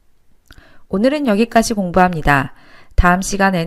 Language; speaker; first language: Korean; native; Korean